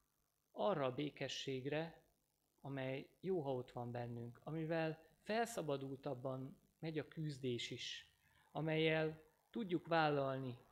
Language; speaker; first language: Hungarian; native; Hungarian